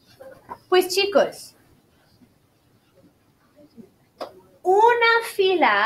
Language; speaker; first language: Spanish; non-native, fluent; English